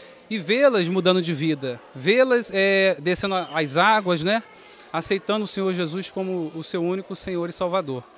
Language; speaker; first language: Portuguese; native; Portuguese